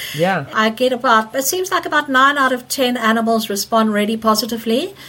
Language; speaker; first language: English; native; English